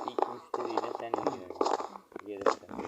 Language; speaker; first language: Turkish; native; Turkish